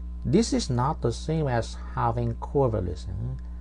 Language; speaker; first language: English; non-native, fluent; Korean